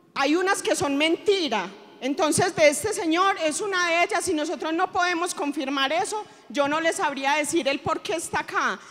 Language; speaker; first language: Spanish; native; Spanish